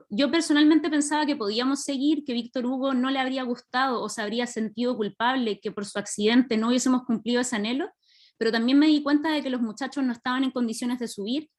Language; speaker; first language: Spanish; native; Spanish